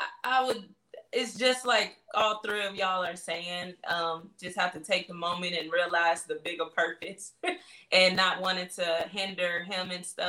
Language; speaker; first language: English; native; English